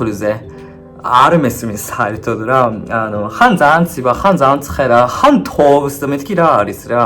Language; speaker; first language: Georgian; non-native, fluent; Japanese